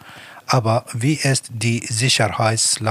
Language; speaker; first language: German; non-native, fluent; Arabic